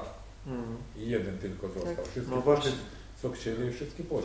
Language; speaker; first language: Polish; non-native, learner; Russian